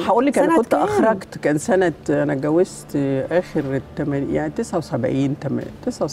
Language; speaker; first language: Arabic; native; Arabic